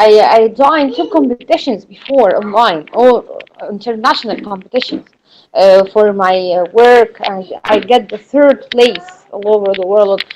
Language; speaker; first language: English; non-native, learner; Arabic